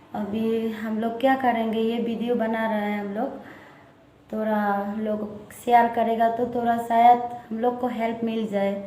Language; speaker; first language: Hindi; non-native, local second language; Chakma